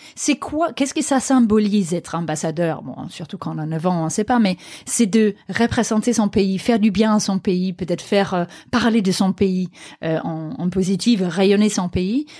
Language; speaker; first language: French; non-native, fluent; Danish